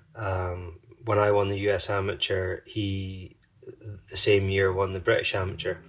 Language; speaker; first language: English; native; English